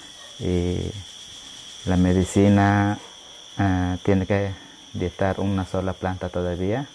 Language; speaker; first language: Spanish; non-native, local second language; Shipibo-Conibo